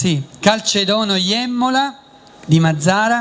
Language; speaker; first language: Italian; native; Italian